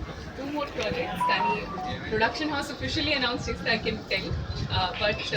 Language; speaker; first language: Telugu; non-native, local second language; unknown